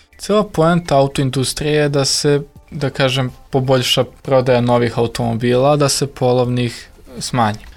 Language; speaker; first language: Serbian; native; Serbian